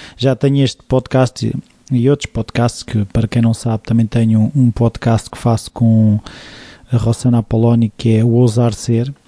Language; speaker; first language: Portuguese; native; Portuguese